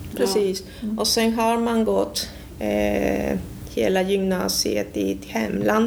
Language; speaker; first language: Swedish; non-native, fluent; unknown